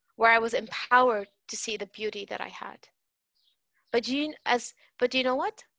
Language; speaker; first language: English; native; English